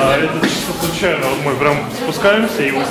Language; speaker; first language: Russian; native; Russian